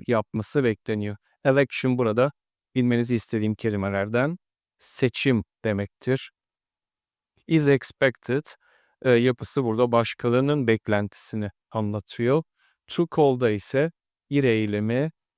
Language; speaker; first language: Turkish; native; Turkish